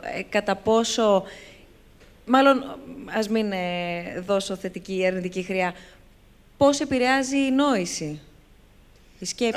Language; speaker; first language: Greek; native; Greek